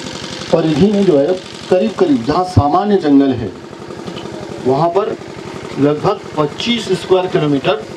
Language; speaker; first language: Hindi; native; Hindi